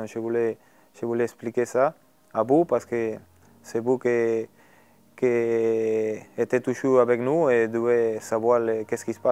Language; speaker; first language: French; non-native, learner; Spanish